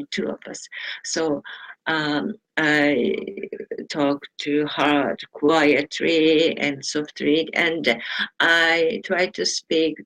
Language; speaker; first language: English; non-native, learner; Japanese